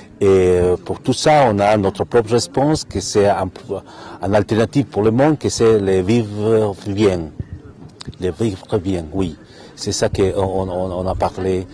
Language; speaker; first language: French; non-native, fluent; Spanish